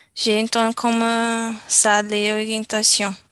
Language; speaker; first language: French; non-native, learner; Portuguese